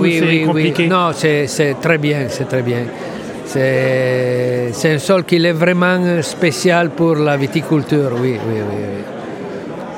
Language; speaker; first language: French; non-native, fluent; Italian